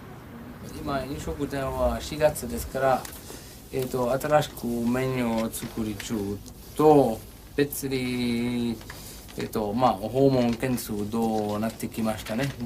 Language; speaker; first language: Japanese; non-native, fluent; Dutch